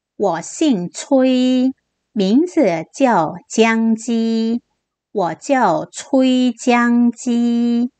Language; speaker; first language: Chinese; non-native, fluent; Korean